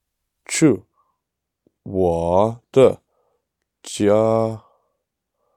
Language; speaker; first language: Chinese; non-native, learner; English